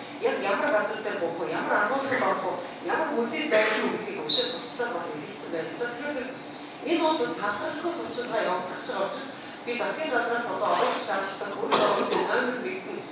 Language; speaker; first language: Mongolian; native; Mongolian